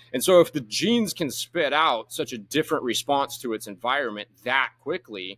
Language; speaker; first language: English; native; English